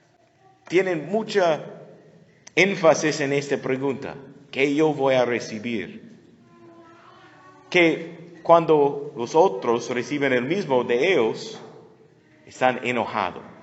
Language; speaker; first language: Spanish; non-native, learner; English